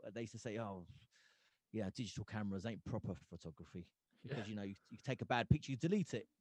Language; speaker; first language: English; early bilingual, other home language; Punjabi